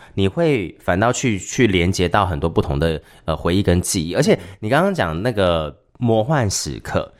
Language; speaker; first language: Chinese; native; Chinese